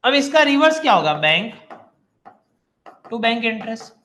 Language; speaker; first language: Hindi; non-native, local second language; Gujarati